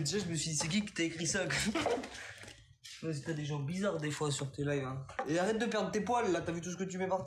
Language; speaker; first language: French; native; French